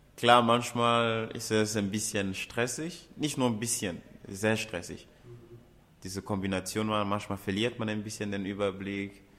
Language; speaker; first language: German; non-native, fluent; Ewe